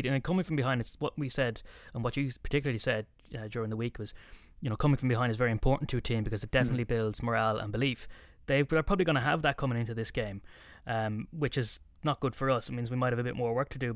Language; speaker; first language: English; native; English